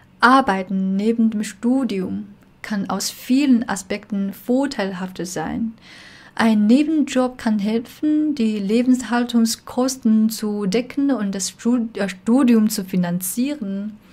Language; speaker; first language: German; non-native, fluent; Chinese